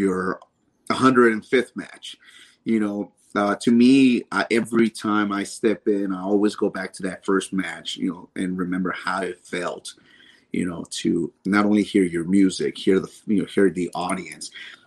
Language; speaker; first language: English; native; English